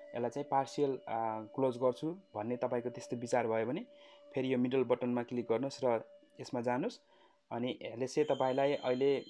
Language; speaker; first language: Nepali; native; Nepali